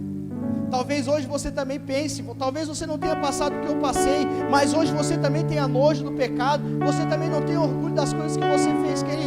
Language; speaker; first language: Portuguese; native; Portuguese